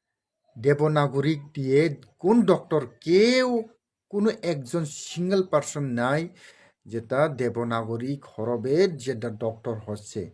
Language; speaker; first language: Bangla; non-native, local second language; Kok Borok